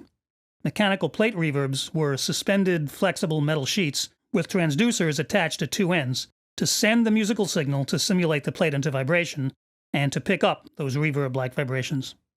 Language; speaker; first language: English; native; English